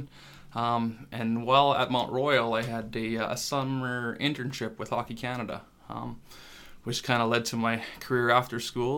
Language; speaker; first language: English; non-native, fluent; French